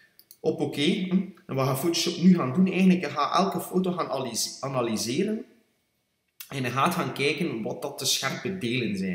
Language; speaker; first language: Dutch; native; Dutch